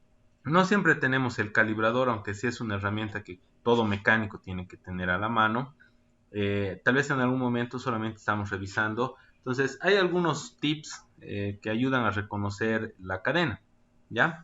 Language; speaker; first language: Spanish; native; Spanish